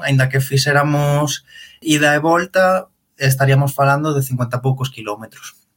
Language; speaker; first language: Galician; non-native, local second language; Spanish